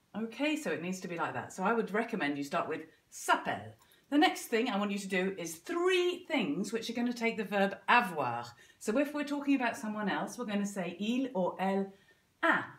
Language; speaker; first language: English; native; English